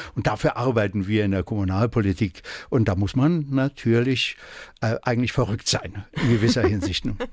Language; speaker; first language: German; native; German